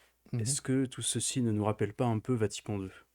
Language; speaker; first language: French; native; French